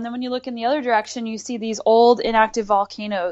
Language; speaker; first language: English; native; English